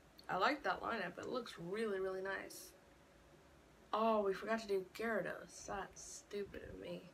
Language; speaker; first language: English; native; English